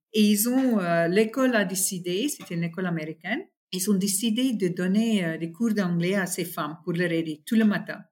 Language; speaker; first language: French; non-native, fluent; English